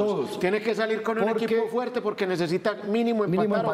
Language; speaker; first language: Spanish; native; Spanish